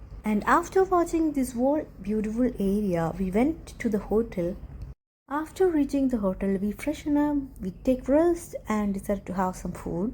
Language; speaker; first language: English; non-native, local second language; Malayalam